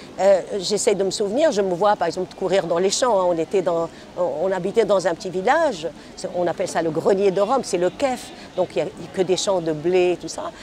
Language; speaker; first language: French; non-native, local second language; Arabic